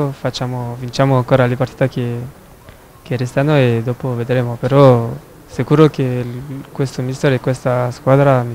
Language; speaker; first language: Italian; non-native, fluent; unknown